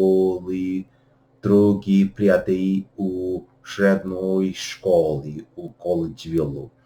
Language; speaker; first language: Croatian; non-native, learner; English